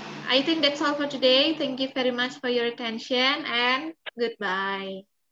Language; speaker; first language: English; non-native, fluent; Balinese